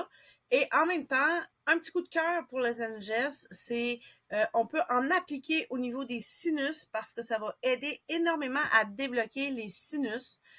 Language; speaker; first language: French; native; French